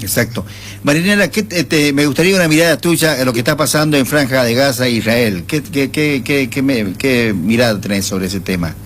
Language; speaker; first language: Spanish; native; Spanish